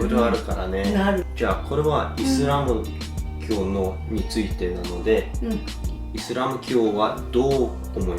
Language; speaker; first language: Japanese; early bilingual, heritage; English